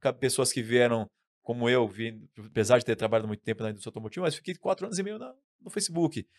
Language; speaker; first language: Portuguese; native; Portuguese